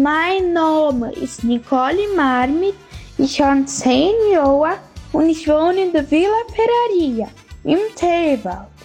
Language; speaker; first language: German; early bilingual, heritage; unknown